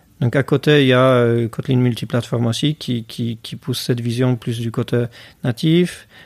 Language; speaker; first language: French; non-native, fluent; Polish